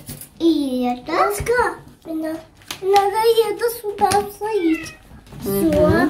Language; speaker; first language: Russian; early bilingual, heritage; Russian